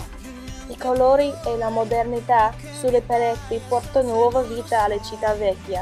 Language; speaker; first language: Italian; non-native, learner; English